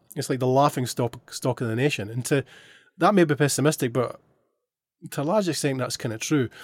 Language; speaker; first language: English; native; English